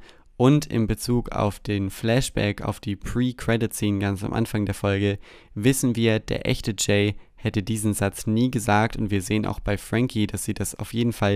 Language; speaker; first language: German; native; German